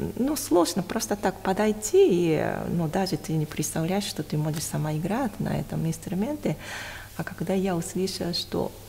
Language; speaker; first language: Russian; non-native, fluent; Japanese